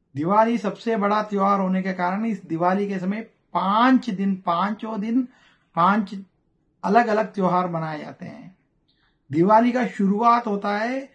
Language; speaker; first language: Hindi; non-native, local second language; Telugu